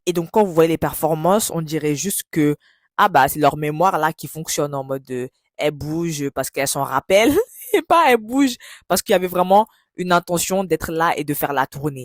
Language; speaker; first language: French; native; French